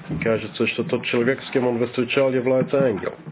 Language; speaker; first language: Russian; non-native, learner; English